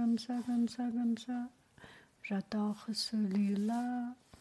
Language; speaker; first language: French; non-native, learner; Chinese